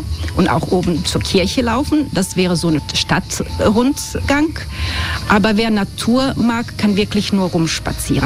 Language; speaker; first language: German; non-native, fluent; Croatian